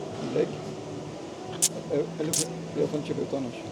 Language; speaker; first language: Swedish; native; Swedish